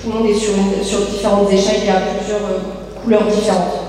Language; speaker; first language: French; native; French